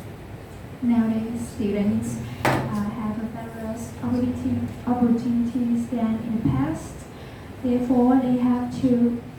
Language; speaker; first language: English; non-native, learner; Vietnamese